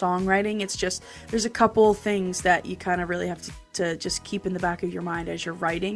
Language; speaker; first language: English; native; English